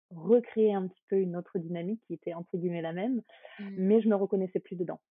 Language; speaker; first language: French; early bilingual, other home language; Ukrainian